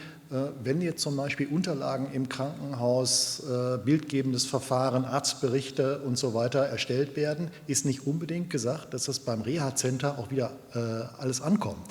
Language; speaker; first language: German; native; German